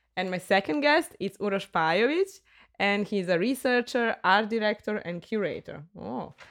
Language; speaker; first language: English; non-native, fluent; Serbian